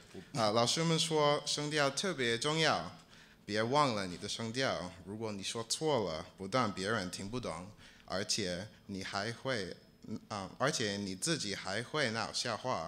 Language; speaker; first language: Chinese; non-native, learner; English